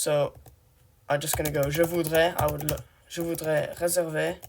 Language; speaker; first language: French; non-native, learner; English